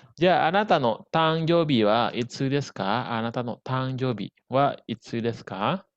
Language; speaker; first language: Japanese; non-native, fluent; Indonesian